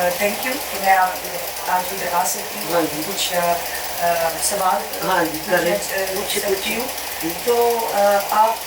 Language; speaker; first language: Hindi; early bilingual, heritage; Dutch